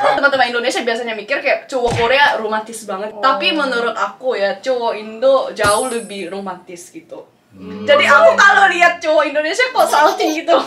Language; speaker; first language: Indonesian; non-native, fluent; Korean